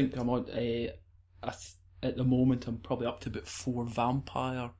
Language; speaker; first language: English; native; English